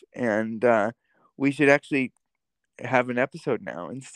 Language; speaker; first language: English; native; English